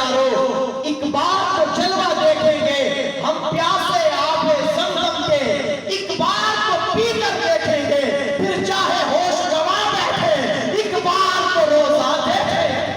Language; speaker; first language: Urdu; native; Urdu